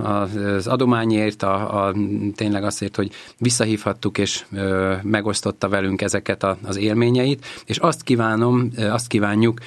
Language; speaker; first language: Hungarian; native; Hungarian